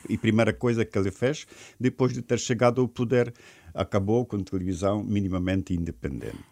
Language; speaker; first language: Portuguese; non-native, fluent; Ukrainian